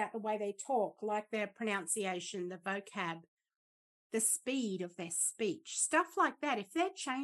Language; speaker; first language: English; native; English